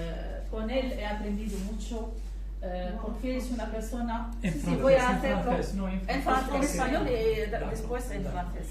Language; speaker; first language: Spanish; non-native, learner; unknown